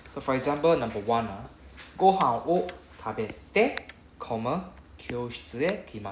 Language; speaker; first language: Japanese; non-native, fluent; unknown